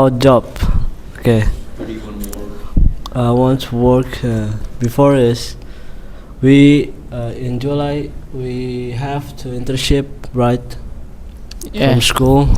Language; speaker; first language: English; non-native, learner; Indonesian